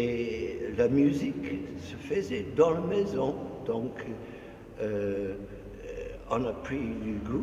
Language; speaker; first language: French; non-native, fluent; English